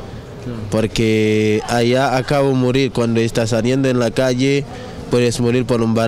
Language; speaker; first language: Spanish; non-native, learner; Haitian Creole